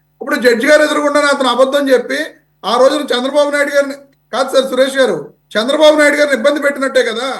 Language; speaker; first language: Telugu; native; Telugu